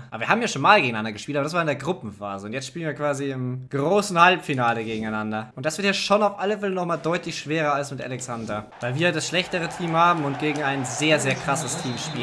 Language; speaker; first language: German; native; German